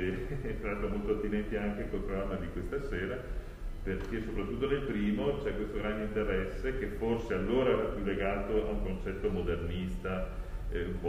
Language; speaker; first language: Italian; native; Italian